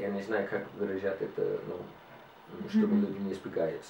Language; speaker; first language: Russian; non-native, fluent; English